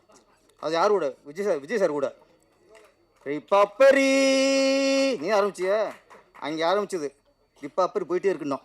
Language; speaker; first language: Tamil; native; Tamil